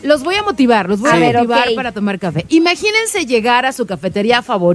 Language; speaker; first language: Spanish; native; Spanish